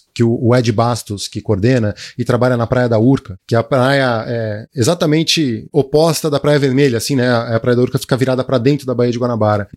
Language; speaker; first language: Portuguese; native; Portuguese